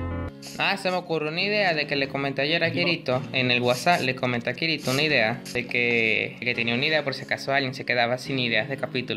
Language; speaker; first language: Spanish; native; Spanish